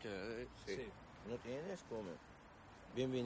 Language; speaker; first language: Spanish; non-native, learner; Arabic